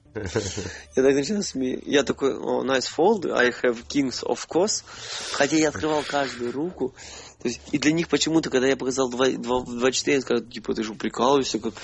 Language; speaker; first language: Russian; native; Russian